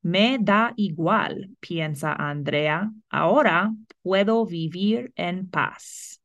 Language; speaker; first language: Spanish; non-native, fluent; English